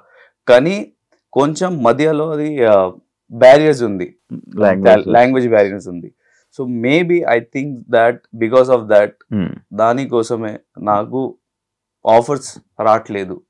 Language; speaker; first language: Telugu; non-native, local second language; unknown